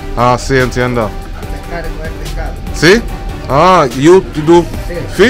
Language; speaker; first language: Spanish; non-native, learner; English